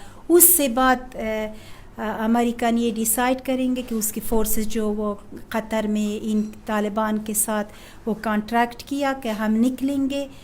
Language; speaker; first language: Hindi; non-native, fluent; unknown